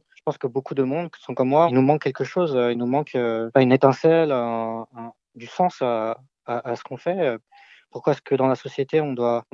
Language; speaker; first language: French; native; French